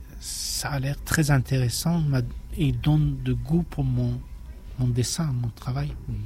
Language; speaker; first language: French; non-native, learner; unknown